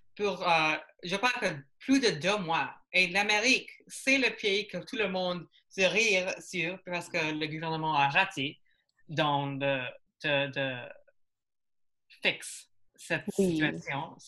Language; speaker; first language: French; non-native, learner; English